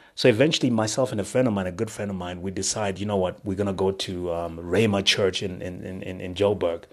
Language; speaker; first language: English; non-native, local second language; Shona